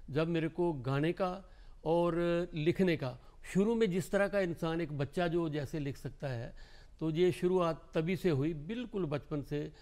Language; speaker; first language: Hindi; non-native, local second language; Punjabi